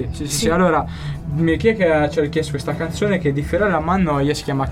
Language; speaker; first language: Italian; native; Italian